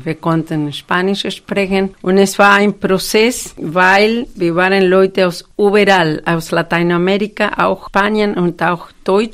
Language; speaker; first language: German; non-native, fluent; Spanish